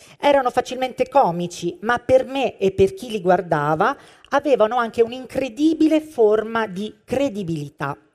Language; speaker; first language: Italian; native; Italian